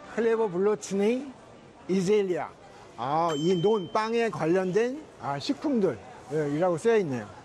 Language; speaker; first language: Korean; native; Korean